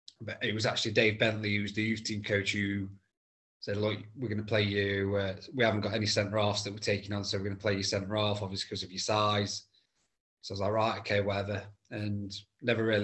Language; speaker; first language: English; native; English